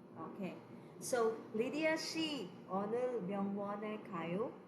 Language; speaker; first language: Korean; non-native, fluent; Filipino